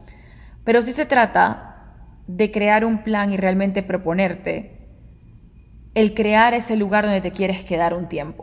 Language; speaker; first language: Spanish; native; Spanish